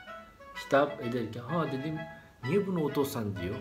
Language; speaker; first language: Turkish; non-native, fluent; Japanese